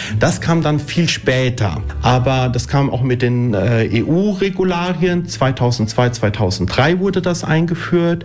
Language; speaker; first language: German; early bilingual, other home language; Italian